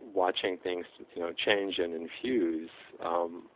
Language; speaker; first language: English; non-native, fluent; Czech